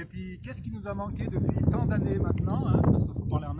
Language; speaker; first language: French; native; French